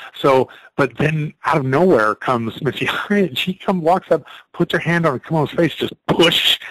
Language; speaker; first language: English; native; English